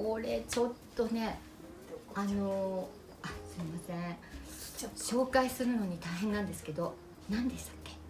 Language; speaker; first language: Japanese; native; Japanese